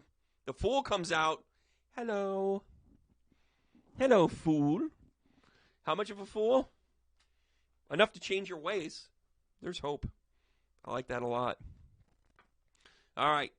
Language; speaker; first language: English; native; English